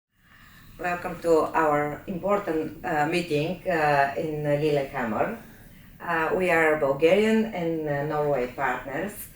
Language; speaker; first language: English; non-native, learner; Bulgarian